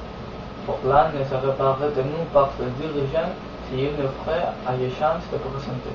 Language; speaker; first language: French; non-native, learner; Spanish